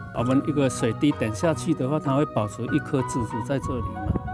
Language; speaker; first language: Chinese; native; Chinese